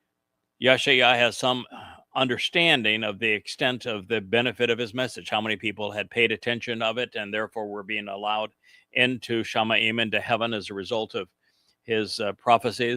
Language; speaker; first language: English; native; English